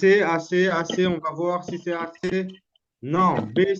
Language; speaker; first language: French; non-native, learner; Bangla